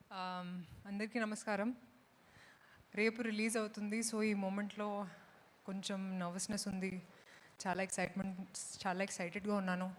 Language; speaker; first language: Telugu; non-native, fluent; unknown